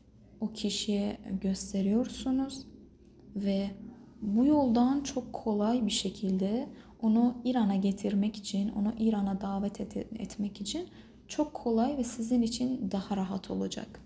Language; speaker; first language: Turkish; non-native, fluent; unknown